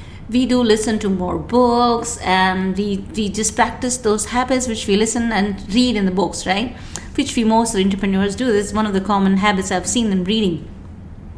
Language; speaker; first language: English; non-native, local second language; Hindi